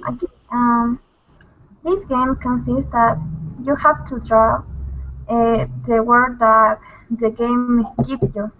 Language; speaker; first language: English; non-native, learner; Spanish